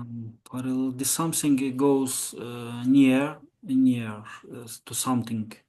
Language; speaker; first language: English; non-native, learner; Azerbaijani